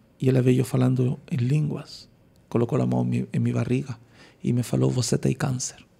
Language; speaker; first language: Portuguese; non-native, learner; Spanish